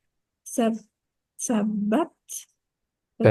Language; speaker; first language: Arabic; non-native, learner; Indonesian